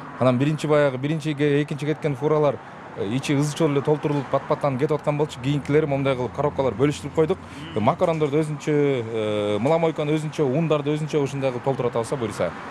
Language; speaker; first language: Kyrgyz; native; Kyrgyz